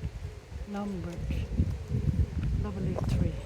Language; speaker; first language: English; non-native, fluent; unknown